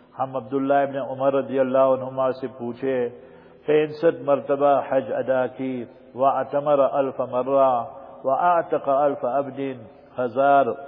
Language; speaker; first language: Urdu; native; Urdu